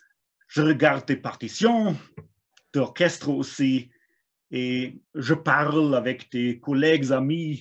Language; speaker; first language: French; non-native, fluent; German